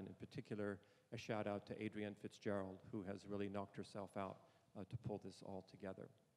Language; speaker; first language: English; native; English